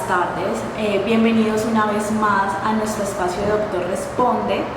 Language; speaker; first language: Spanish; native; Spanish